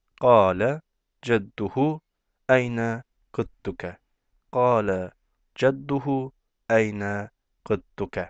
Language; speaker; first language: Arabic; non-native, fluent; Turkish